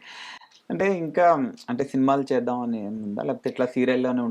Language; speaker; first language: Telugu; native; Telugu